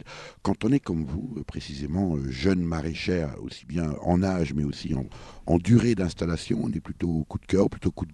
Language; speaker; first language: French; native; French